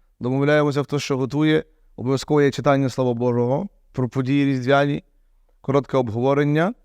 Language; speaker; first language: Ukrainian; native; Ukrainian